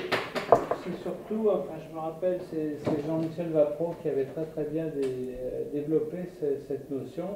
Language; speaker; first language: French; native; French